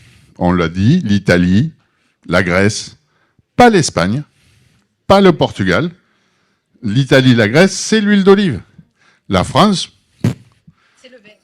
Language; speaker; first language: French; native; French